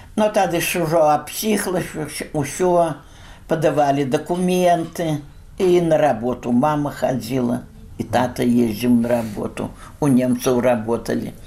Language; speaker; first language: Belarusian; native; Belarusian